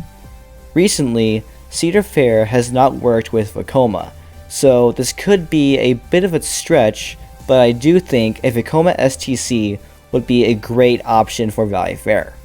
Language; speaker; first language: English; native; English